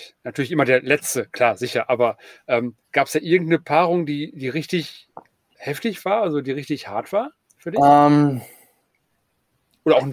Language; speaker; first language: German; native; German